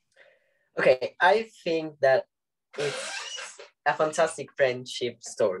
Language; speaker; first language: English; non-native, learner; Italian